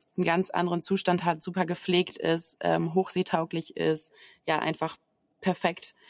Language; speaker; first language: German; native; German